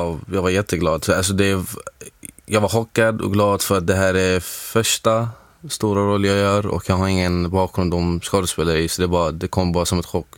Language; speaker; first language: Swedish; non-native, fluent; Arabic